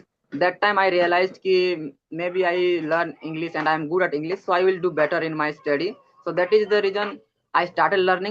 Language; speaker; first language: English; non-native, learner; Odia